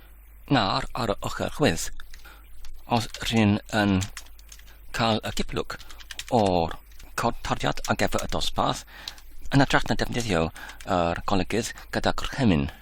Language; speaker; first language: Welsh; non-native, learner; English